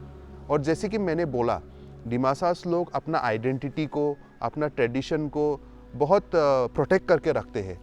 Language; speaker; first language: Hindi; non-native, local second language; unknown